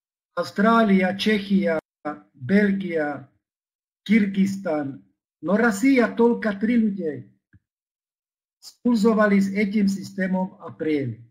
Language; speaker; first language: Russian; non-native, fluent; Czech